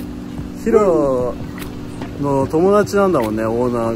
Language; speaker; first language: Japanese; native; Japanese